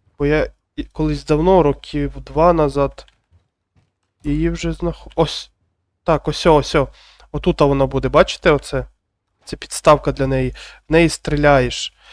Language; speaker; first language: Ukrainian; non-native, local second language; Russian